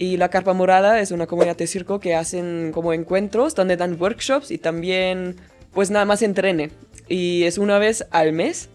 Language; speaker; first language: Spanish; non-native, fluent; German